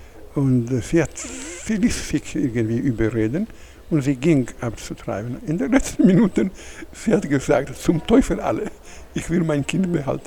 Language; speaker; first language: German; non-native, fluent; Italian